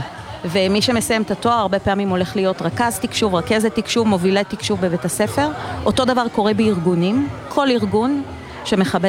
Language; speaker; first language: Hebrew; native; Hebrew